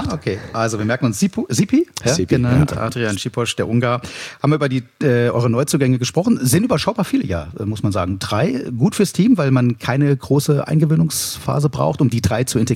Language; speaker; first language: German; native; German